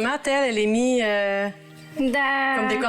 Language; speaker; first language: French; native; French